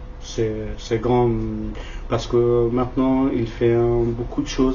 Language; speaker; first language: French; non-native, learner; Kurdish